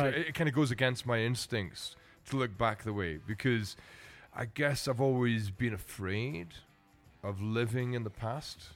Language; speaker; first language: English; native; English